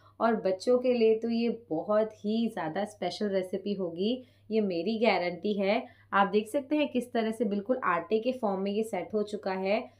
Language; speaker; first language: Hindi; non-native, local second language; Punjabi